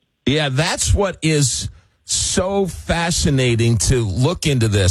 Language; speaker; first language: English; native; English